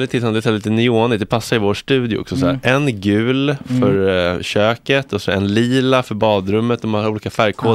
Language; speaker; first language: Swedish; native; Swedish